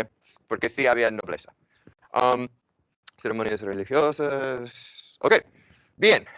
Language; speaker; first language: Spanish; non-native, fluent; English